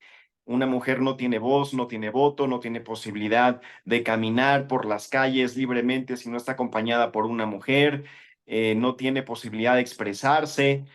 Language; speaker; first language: Spanish; native; Spanish